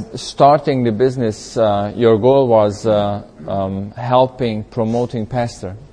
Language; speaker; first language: English; non-native, learner; Hungarian